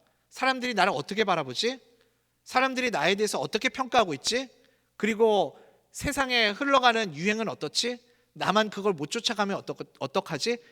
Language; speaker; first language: Korean; native; Korean